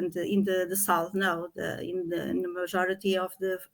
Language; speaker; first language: English; non-native, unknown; Portuguese